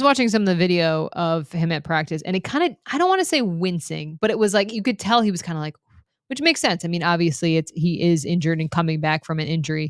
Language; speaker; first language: English; native; English